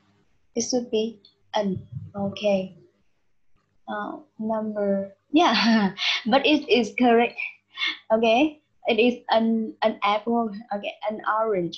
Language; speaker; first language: English; non-native, learner; Vietnamese